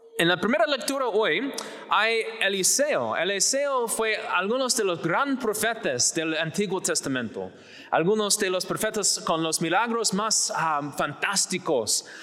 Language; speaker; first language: Spanish; non-native, fluent; English